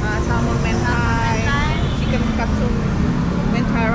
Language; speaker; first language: English; non-native, learner; Indonesian